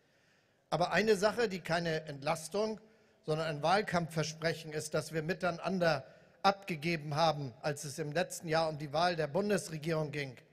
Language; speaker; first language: German; native; German